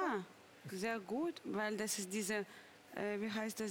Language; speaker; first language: German; non-native, fluent; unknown